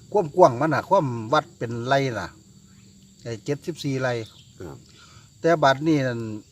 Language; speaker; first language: Thai; native; Thai